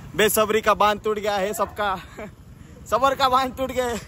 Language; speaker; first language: Hindi; non-native, local second language; Marathi